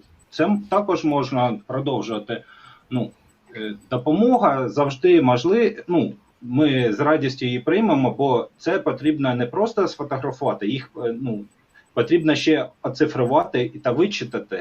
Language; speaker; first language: Ukrainian; non-native, local second language; Russian